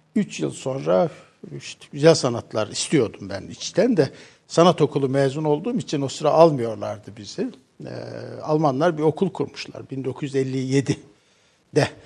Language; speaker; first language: Turkish; native; Turkish